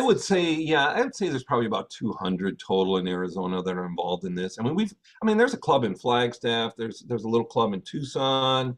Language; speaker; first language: English; native; English